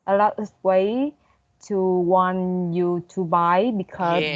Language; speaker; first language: English; non-native, learner; Vietnamese